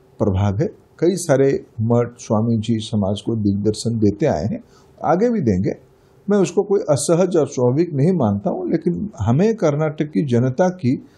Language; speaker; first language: Hindi; non-native, local second language; Odia